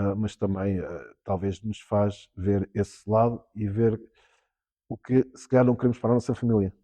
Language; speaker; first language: Portuguese; early bilingual, heritage; Portuguese